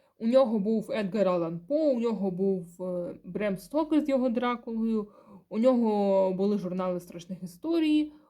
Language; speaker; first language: Ukrainian; non-native, local second language; Russian